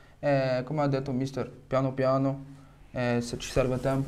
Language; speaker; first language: Italian; non-native, fluent; French